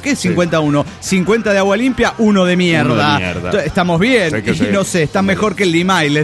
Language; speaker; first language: Spanish; native; Spanish